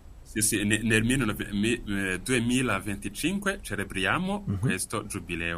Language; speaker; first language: Italian; non-native, fluent; Kinyarwanda